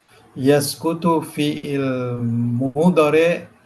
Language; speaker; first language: Arabic; non-native, learner; Indonesian